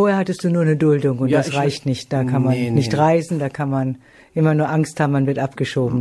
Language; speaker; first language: German; native; German